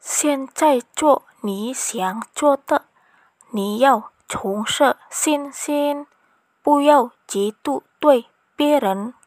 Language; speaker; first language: Chinese; non-native, learner; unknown